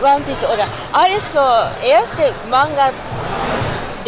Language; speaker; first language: German; non-native, learner; Japanese